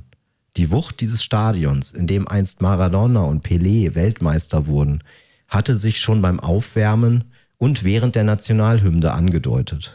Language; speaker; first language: German; native; German